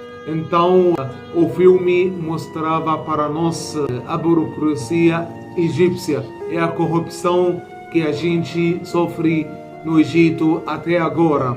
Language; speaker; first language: Portuguese; non-native, fluent; Arabic